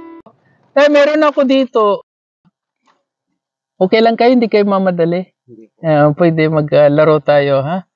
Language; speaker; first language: Filipino; non-native, learner; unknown